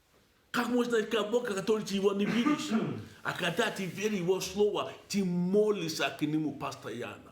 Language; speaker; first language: Russian; non-native, learner; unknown